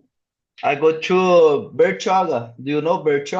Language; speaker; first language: English; non-native, learner; Portuguese